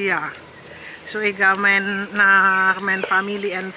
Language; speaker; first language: Dutch; non-native, learner; Indonesian